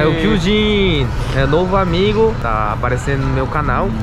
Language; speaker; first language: Portuguese; non-native, fluent; Korean